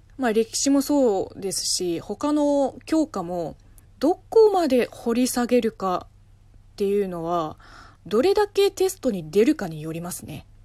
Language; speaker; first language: Japanese; non-native, fluent; Chinese